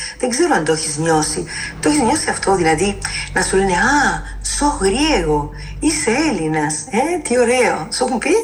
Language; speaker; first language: Greek; early bilingual, heritage; Greek